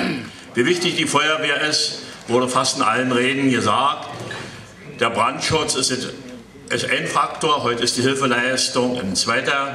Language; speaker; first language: German; native; German